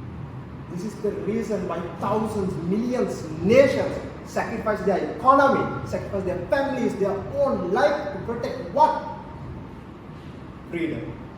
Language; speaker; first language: English; non-native, local second language; Sinhala